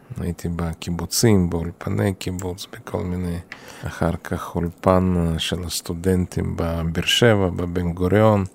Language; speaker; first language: Hebrew; non-native, fluent; Yiddish